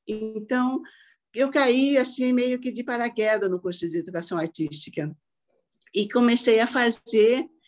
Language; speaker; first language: Portuguese; early bilingual, other home language; Cantonese